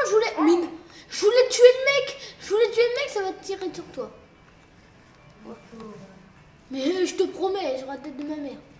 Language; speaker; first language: French; native; French